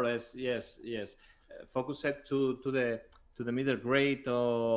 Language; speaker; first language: English; non-native, learner; Spanish